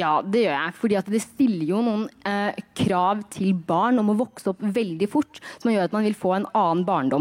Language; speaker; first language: Norwegian; early bilingual, other home language; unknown